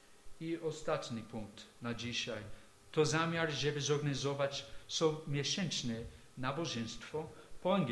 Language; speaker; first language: Polish; non-native, fluent; English